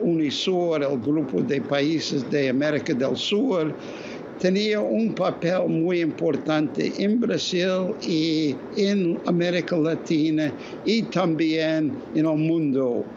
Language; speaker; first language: Spanish; non-native, fluent; English